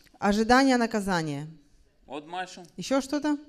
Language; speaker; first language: Russian; native; Russian